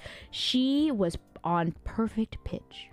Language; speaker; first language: English; native; English